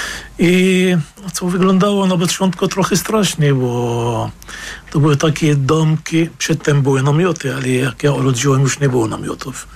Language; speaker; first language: Polish; non-native, fluent; Arabic